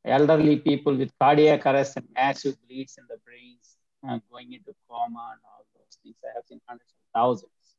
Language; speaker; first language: English; non-native, local second language; Telugu